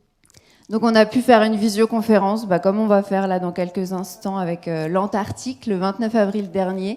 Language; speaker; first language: French; native; French